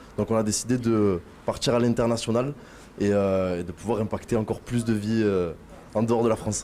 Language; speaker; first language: French; native; French